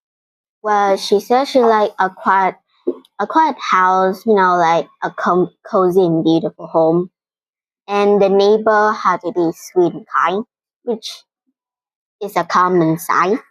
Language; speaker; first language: English; non-native, fluent; Vietnamese